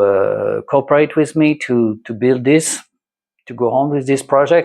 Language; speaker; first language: English; non-native, learner; French